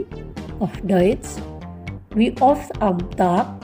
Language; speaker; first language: German; non-native, fluent; Indonesian